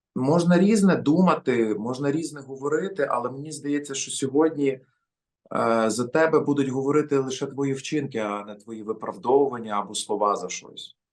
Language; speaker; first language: Ukrainian; native; Ukrainian